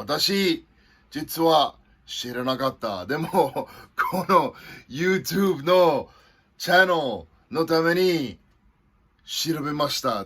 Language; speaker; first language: Japanese; non-native, fluent; English